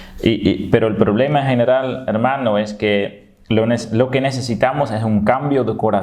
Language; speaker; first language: Spanish; non-native, fluent; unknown